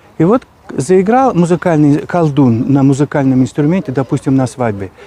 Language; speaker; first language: Russian; non-native, local second language; Chuvash